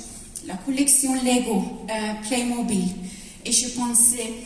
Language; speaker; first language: French; non-native, learner; Norwegian